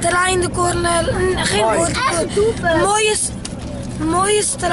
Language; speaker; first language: Dutch; non-native, learner; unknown